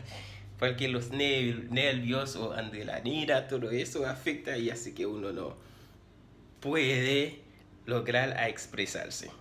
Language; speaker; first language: Spanish; non-native, fluent; Haitian Creole